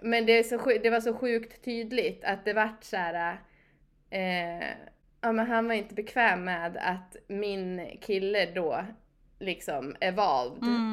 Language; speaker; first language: Swedish; native; Swedish